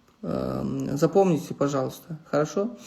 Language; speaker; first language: Russian; non-native, local second language; Uzbek